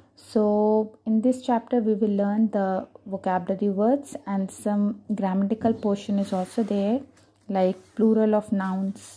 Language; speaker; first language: English; non-native, local second language; Hindi